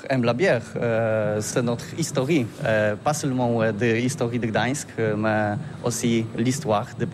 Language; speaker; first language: French; non-native, learner; Polish